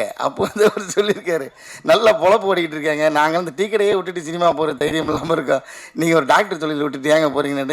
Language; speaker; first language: Tamil; native; Tamil